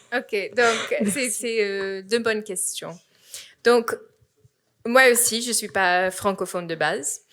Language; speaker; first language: French; non-native, fluent; English